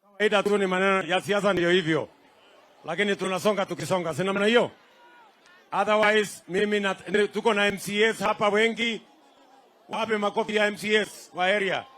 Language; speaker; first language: Swahili; non-native, local second language; Kikuyu